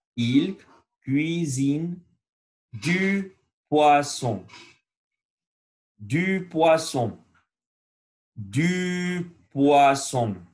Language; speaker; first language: French; non-native, learner; Spanish